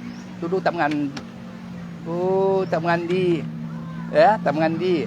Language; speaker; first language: Thai; non-native, learner; French